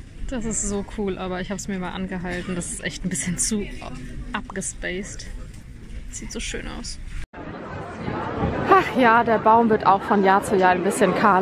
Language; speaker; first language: German; native; German